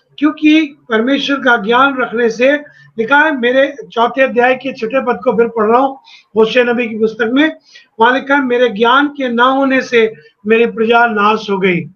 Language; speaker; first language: Hindi; native; Hindi